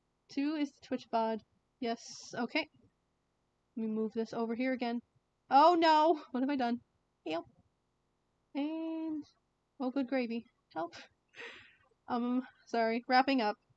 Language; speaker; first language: English; native; English